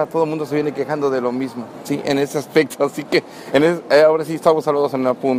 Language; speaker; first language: Spanish; native; Spanish